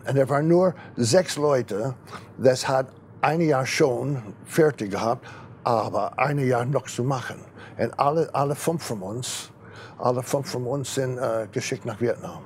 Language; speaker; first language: German; non-native, fluent; English